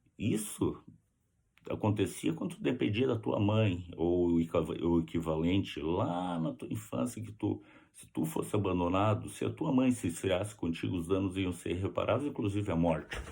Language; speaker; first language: Portuguese; native; Portuguese